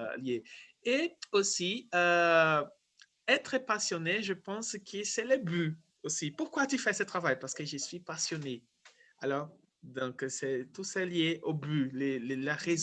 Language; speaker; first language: French; non-native, fluent; Portuguese